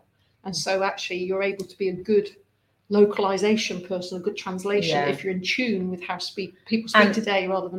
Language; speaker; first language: English; native; English